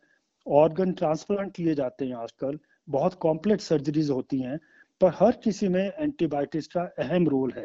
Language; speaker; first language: Hindi; native; Hindi